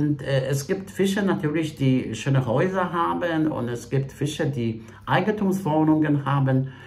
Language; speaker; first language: German; non-native, fluent; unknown